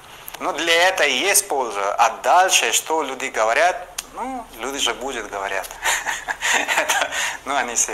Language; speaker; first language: Russian; non-native, local second language; Kyrgyz